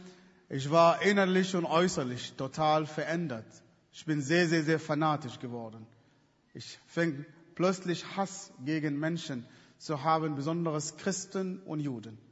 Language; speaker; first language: German; non-native, fluent; Arabic